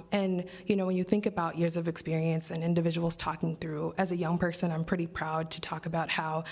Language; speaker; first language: English; native; English